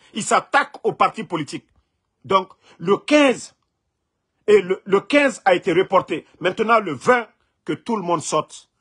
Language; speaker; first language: French; non-native, local second language; Mandingo